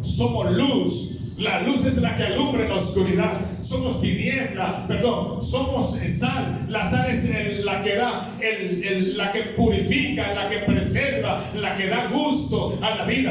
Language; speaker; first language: Spanish; native; Spanish